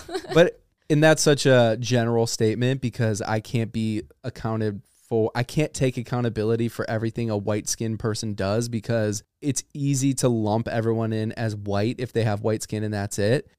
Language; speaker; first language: English; early bilingual, other home language; Italian